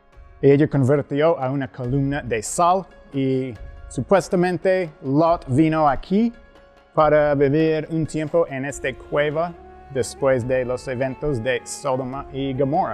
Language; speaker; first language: Spanish; non-native, fluent; English